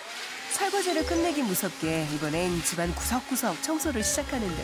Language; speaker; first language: Korean; native; Korean